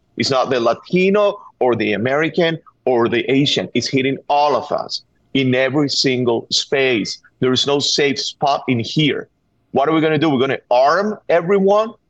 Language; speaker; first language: English; non-native, fluent; Spanish